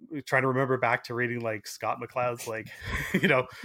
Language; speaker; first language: English; native; English